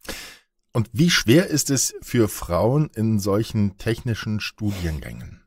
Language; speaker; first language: German; native; German